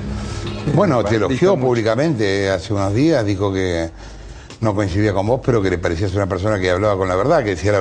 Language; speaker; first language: Spanish; native; Spanish